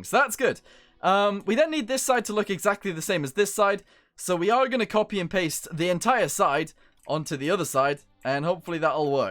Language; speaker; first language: English; native; English